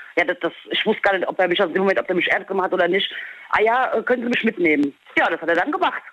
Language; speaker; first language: German; native; German